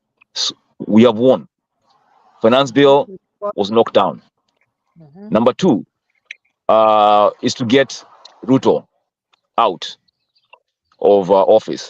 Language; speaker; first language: English; non-native, local second language; Swahili